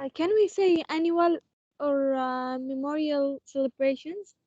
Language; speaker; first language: English; non-native, learner; Arabic